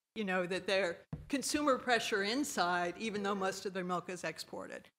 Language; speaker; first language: English; native; English